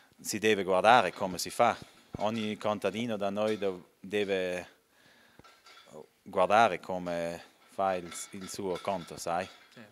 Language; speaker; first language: Italian; non-native, local second language; German